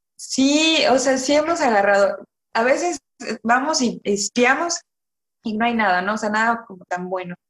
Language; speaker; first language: Spanish; native; Spanish